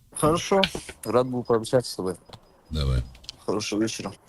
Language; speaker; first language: Russian; non-native, local second language; Avaric